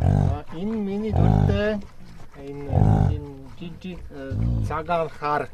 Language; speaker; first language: Mongolian; non-native, learner; Czech